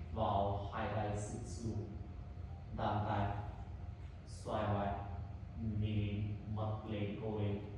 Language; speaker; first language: Vietnamese; non-native, learner; Indonesian